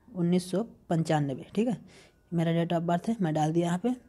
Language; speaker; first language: Hindi; native; Hindi